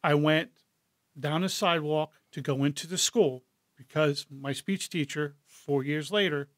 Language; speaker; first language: English; native; English